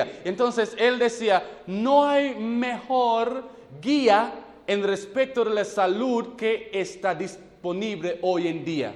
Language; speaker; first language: Spanish; non-native, fluent; English